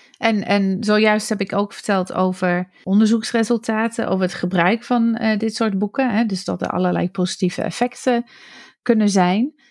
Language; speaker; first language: Dutch; non-native, fluent; English